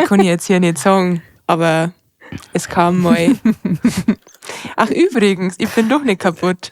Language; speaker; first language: German; native; German